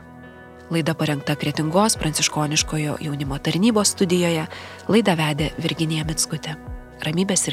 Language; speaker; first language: Lithuanian; native; Lithuanian